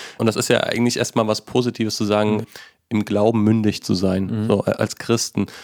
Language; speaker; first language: German; native; German